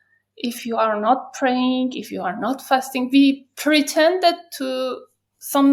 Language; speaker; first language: English; non-native, learner; Persian